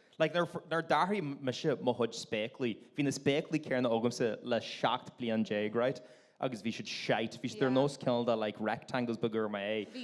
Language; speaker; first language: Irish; non-native, local second language; English